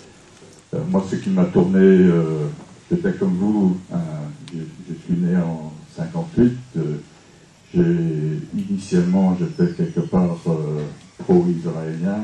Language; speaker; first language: French; non-native, fluent; English